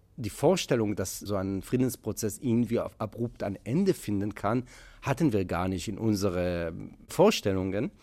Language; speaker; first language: German; non-native, fluent; Hebrew